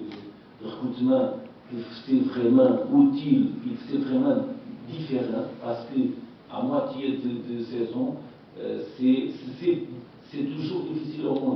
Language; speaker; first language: French; non-native, learner; Portuguese